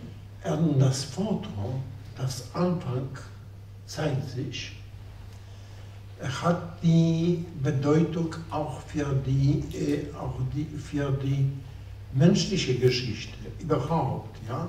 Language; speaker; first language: German; non-native, fluent; Polish